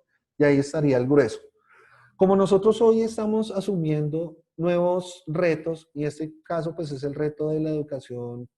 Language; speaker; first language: Spanish; native; Spanish